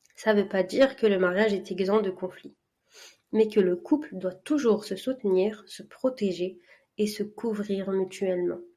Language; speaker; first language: French; early bilingual, other home language; Arabic